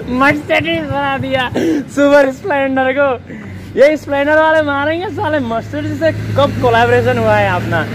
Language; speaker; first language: Nepali; native; Nepali